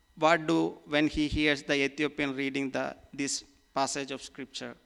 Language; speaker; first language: English; non-native, local second language; Malayalam